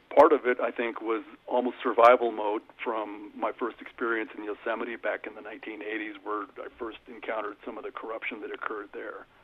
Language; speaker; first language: English; native; English